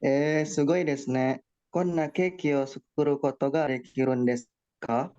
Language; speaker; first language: Japanese; non-native, learner; Indonesian